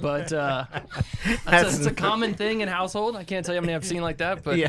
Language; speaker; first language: English; native; English